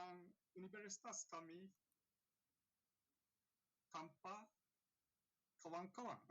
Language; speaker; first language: Indonesian; non-native, learner; Japanese